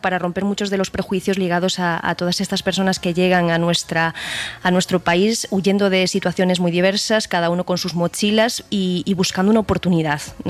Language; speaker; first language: Spanish; native; Spanish